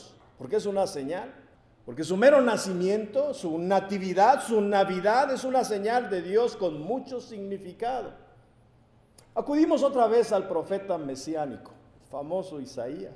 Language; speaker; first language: Spanish; native; Spanish